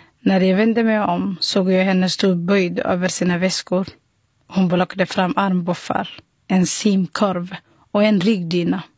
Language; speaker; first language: Swedish; non-native, fluent; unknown